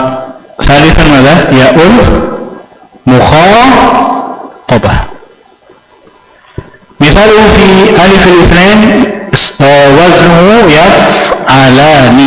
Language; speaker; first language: Arabic; non-native, fluent; Indonesian